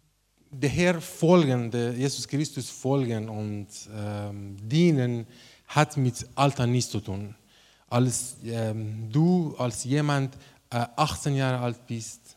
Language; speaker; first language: German; non-native, learner; Persian